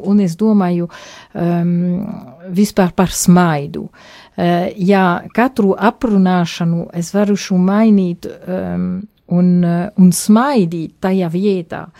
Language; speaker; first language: Latvian; non-native, fluent; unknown